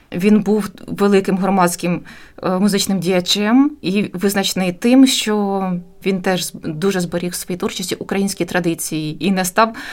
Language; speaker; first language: Ukrainian; native; Ukrainian